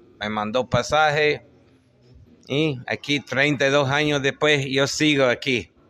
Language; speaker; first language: Spanish; non-native, fluent; English